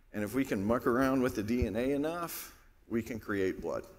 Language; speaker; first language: English; native; English